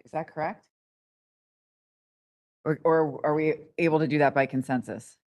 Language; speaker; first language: English; native; English